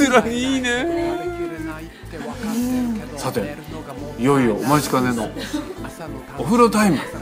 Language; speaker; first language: Japanese; native; Japanese